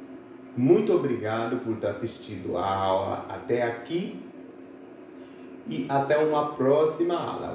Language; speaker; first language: Portuguese; non-native, fluent; Haitian Creole